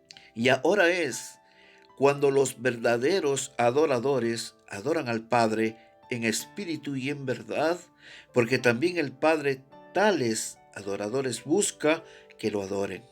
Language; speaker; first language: Spanish; native; Spanish